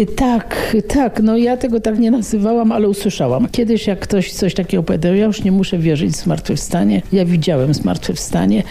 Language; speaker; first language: Polish; native; Polish